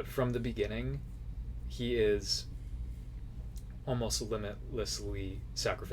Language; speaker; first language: English; native; English